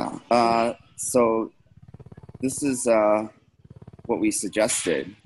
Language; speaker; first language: English; native; English